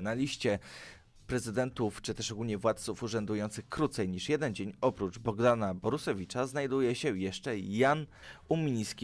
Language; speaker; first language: Polish; native; Polish